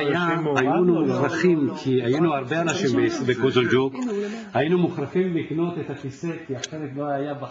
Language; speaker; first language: Hebrew; non-native, fluent; Ladino